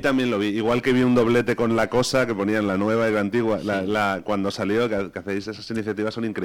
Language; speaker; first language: Spanish; native; Spanish